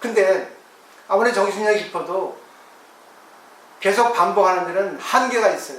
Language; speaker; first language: Korean; native; Korean